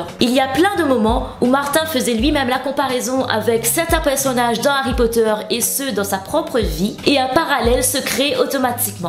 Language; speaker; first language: French; native; French